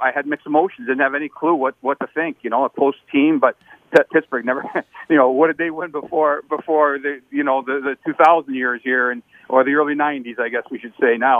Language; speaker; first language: English; native; English